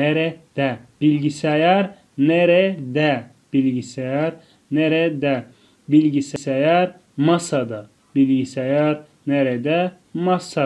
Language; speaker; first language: Turkish; non-native, fluent; Tajik